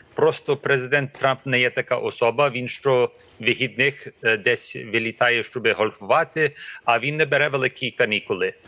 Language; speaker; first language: Ukrainian; early bilingual, heritage; Ukrainian